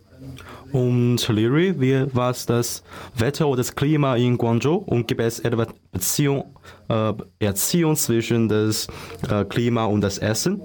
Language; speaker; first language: German; non-native, learner; Chinese